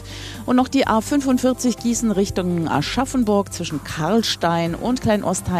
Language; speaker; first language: German; native; German